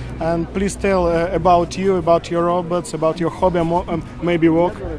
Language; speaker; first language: English; non-native, learner; Russian